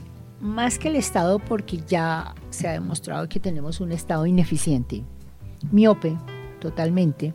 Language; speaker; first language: Spanish; native; Spanish